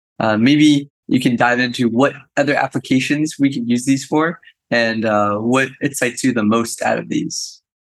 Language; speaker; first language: English; native; English